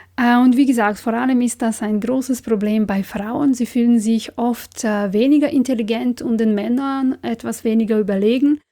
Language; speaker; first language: German; non-native, fluent; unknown